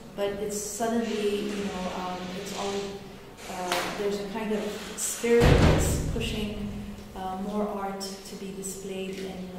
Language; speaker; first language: English; non-native, local second language; Arabic